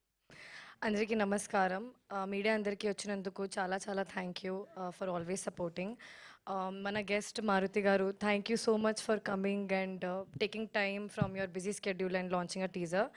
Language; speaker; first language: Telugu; non-native, learner; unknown